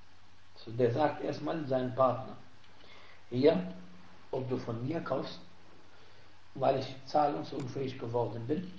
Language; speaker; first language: German; non-native, fluent; Arabic